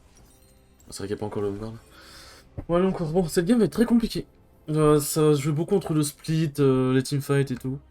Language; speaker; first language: French; native; French